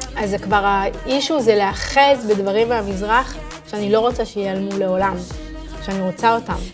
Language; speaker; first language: Hebrew; native; Hebrew